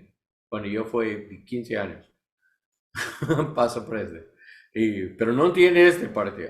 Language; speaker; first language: Spanish; non-native, learner; English